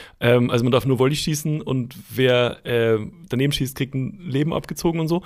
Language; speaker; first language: German; native; German